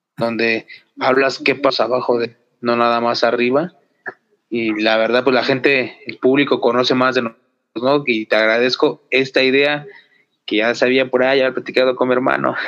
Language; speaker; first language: Spanish; native; Spanish